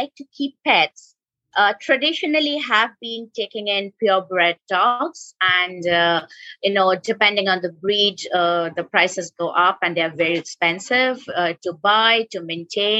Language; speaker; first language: English; non-native, local second language; Bangla